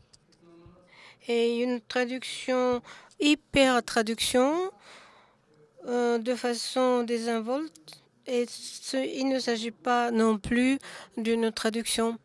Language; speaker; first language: French; non-native, fluent; Japanese